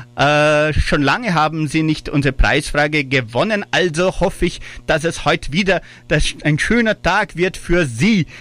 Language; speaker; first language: German; early bilingual, heritage; German